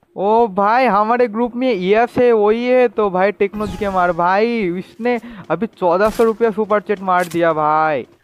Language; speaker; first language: Hindi; non-native, local second language; Bangla